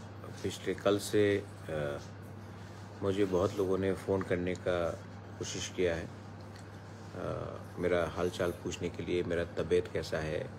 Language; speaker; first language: Hindi; non-native, local second language; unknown